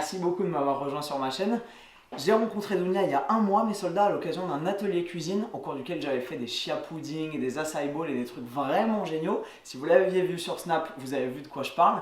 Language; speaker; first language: French; native; French